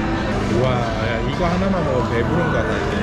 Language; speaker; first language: Korean; native; Korean